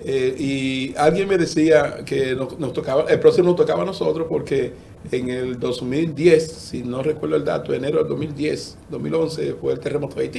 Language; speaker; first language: Spanish; native; Spanish